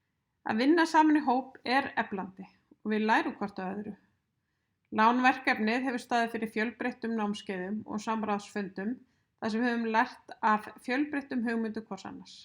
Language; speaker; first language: Icelandic; native; Icelandic